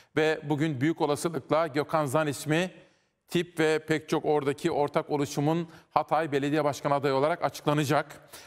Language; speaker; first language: Turkish; native; Turkish